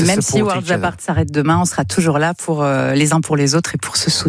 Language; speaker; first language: French; native; French